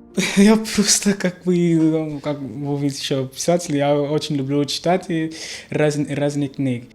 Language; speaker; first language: Russian; non-native, learner; Portuguese